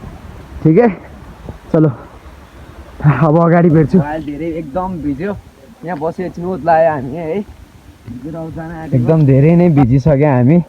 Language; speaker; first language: Nepali; native; Nepali